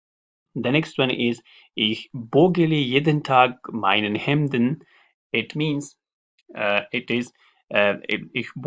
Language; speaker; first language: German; non-native, learner; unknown